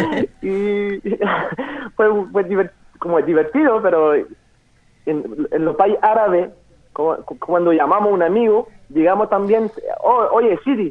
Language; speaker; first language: Spanish; non-native, fluent; French